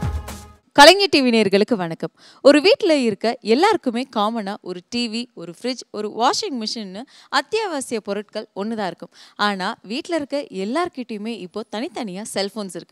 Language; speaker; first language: Tamil; native; Tamil